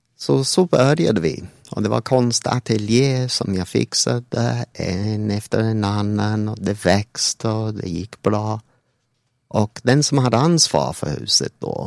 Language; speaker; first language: Swedish; non-native, fluent; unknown